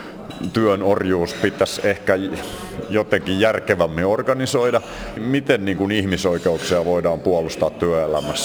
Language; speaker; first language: Finnish; native; Finnish